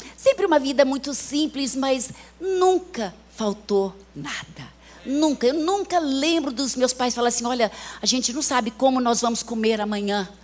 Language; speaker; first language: Portuguese; early bilingual, other home language; English